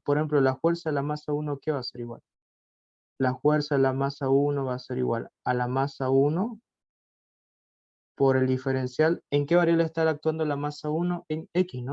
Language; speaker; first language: Spanish; native; Spanish